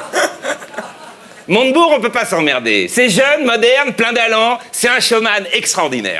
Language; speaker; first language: French; native; French